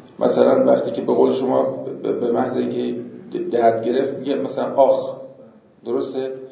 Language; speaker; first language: Persian; native; Persian